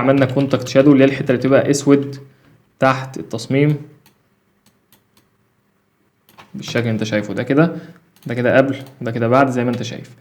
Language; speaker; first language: Arabic; native; Arabic